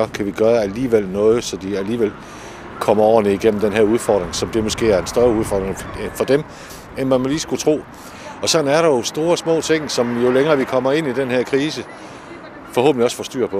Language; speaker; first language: Danish; native; Danish